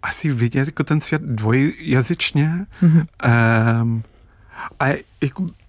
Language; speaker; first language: Czech; non-native, fluent; English